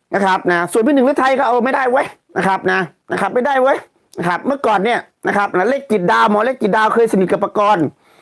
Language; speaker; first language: Thai; native; Thai